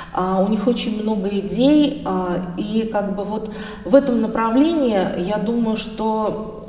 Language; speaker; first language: Russian; native; Russian